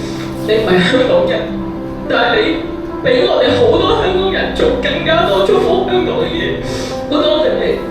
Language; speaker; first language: Cantonese; native; Cantonese